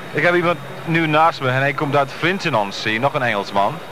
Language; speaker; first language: Dutch; non-native, fluent; English